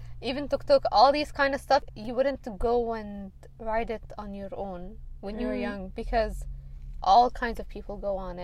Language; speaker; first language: English; early bilingual, other home language; Arabic